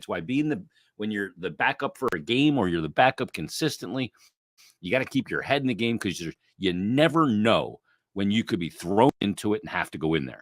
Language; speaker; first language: English; native; English